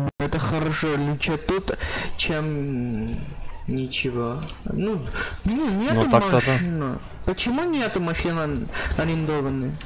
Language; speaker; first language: Russian; non-native, learner; Armenian